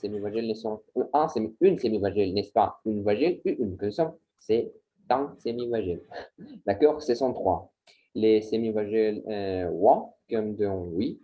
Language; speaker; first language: French; non-native, learner; Spanish